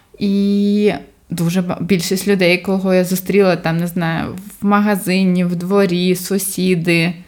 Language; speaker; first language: Ukrainian; non-native, local second language; Russian